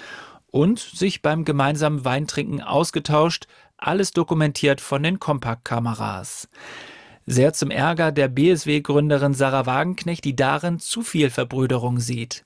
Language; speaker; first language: German; native; German